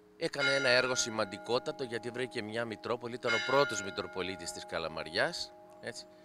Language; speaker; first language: Greek; native; Greek